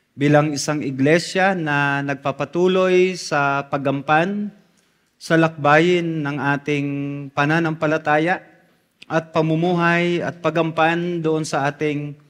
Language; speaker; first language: Filipino; non-native, local second language; Bikol